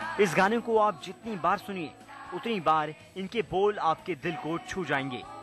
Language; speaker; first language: Hindi; native; Hindi